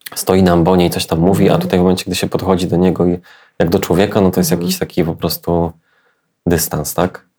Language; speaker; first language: Polish; native; Polish